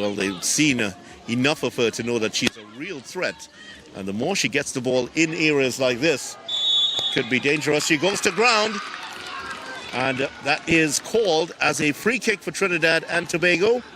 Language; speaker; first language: English; native; English